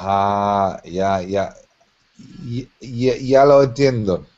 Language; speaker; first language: Spanish; non-native, learner; English